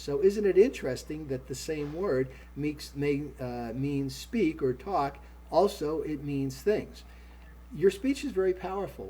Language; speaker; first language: English; native; English